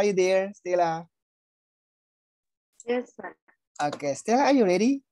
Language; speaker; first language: English; non-native, fluent; Indonesian